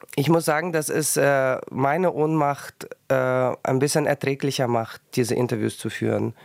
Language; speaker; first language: German; early bilingual, other home language; Russian